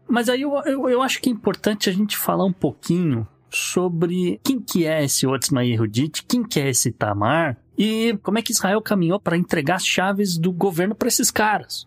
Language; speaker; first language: Portuguese; native; Portuguese